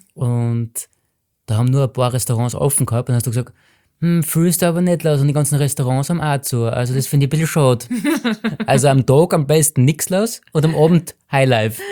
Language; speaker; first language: German; native; German